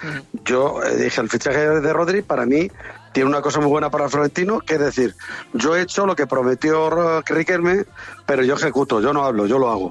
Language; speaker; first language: Spanish; native; Spanish